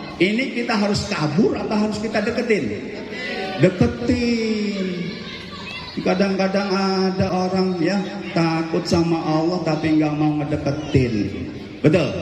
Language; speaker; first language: Indonesian; native; Indonesian